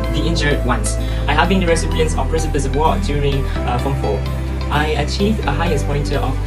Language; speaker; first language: English; non-native, local second language; Malay